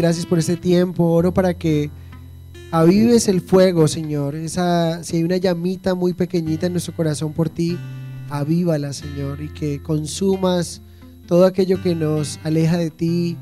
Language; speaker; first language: Spanish; native; Spanish